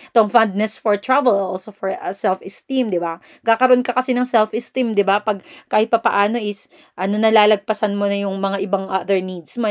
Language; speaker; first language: Filipino; non-native, local second language; Iloko